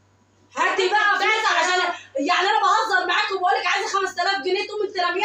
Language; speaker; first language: Arabic; native; Arabic